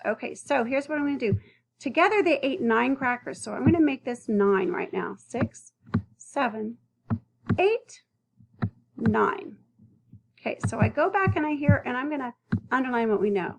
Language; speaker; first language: English; native; English